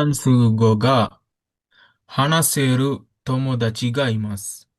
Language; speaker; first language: Japanese; non-native, learner; Sinhala